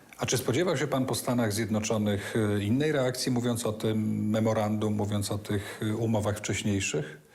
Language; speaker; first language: Polish; native; Polish